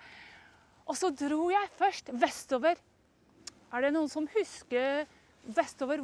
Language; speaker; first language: Norwegian; non-native, fluent; English